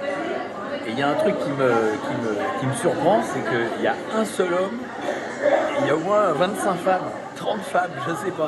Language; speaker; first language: French; native; French